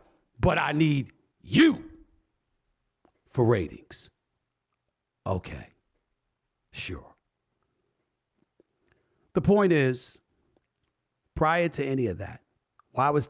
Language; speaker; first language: English; native; English